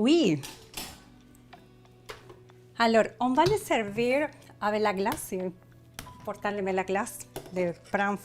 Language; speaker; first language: French; non-native, learner; Spanish